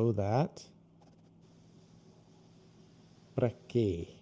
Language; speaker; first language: Portuguese; non-native, fluent; English